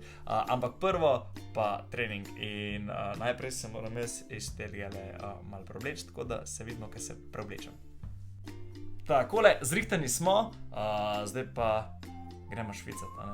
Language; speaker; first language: Slovenian; native; Slovenian